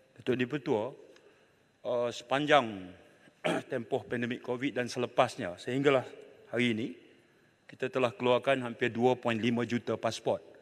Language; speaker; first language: Malay; native; Malay